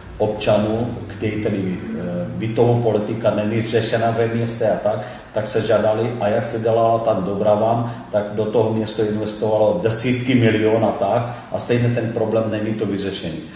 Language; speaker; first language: Czech; non-native, fluent; Hindi